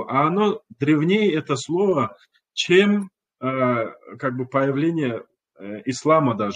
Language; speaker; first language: Russian; non-native, local second language; Kumyk